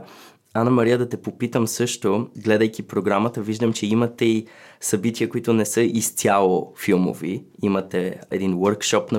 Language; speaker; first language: Bulgarian; native; Bulgarian